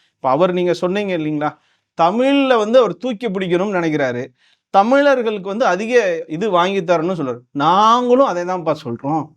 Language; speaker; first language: Tamil; non-native, local second language; Telugu